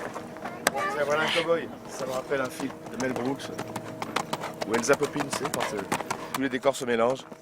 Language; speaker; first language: French; native; French